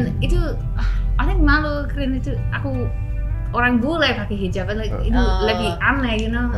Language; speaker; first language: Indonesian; non-native, learner; English